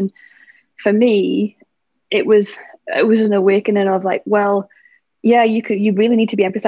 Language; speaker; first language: English; native; English